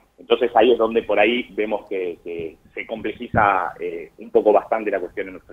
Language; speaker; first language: Spanish; native; Spanish